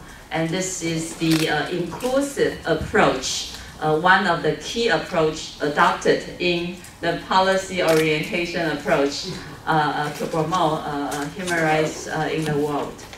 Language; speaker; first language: English; non-native, fluent; Chinese